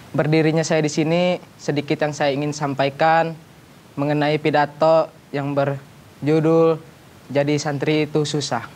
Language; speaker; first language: Indonesian; native; Indonesian